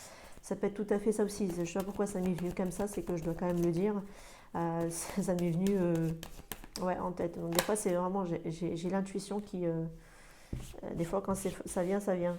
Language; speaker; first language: French; native; French